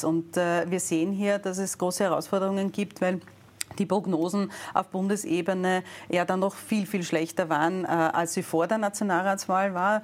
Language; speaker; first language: German; native; German